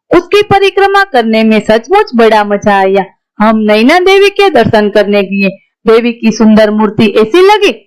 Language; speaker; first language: Hindi; non-native, local second language; Gujarati